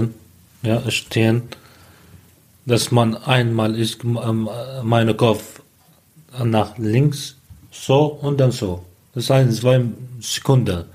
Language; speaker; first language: German; non-native, learner; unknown